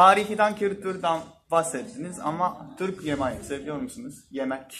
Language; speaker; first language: Turkish; non-native, learner; Japanese